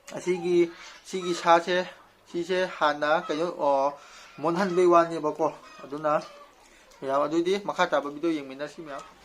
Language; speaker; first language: Manipuri; non-native, local second language; Rongmei Naga